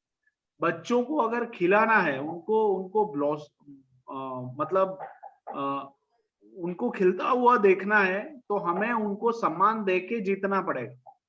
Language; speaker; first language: Hindi; native; Hindi